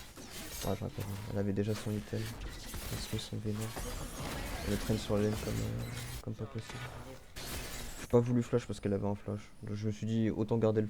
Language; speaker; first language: French; native; French